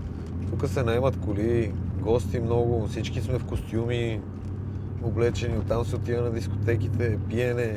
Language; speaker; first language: Bulgarian; native; Bulgarian